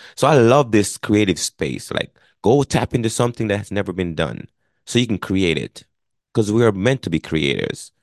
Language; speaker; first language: English; non-native, local second language; Jamaican Creole English